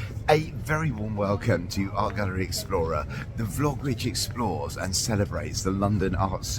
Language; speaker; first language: English; native; English